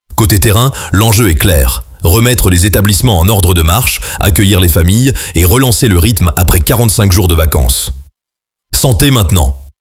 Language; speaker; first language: French; native; French